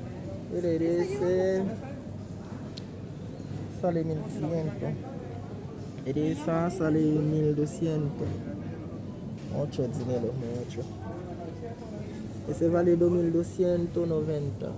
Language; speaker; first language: Spanish; non-native, learner; Haitian Creole